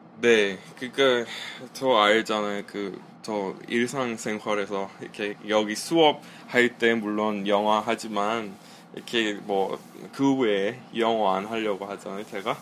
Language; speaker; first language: Korean; non-native, fluent; English